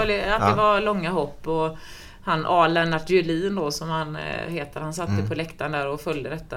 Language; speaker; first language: Swedish; native; Swedish